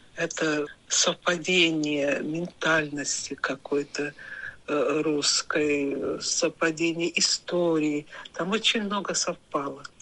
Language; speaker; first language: Russian; native; Russian